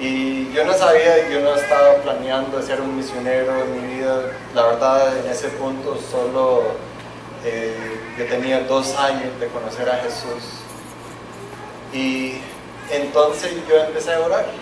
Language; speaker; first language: Spanish; non-native, fluent; English